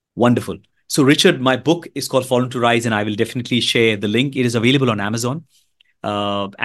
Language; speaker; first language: English; non-native, local second language; Hindi